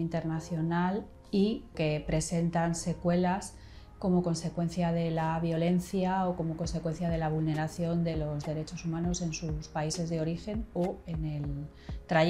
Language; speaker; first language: Spanish; native; Spanish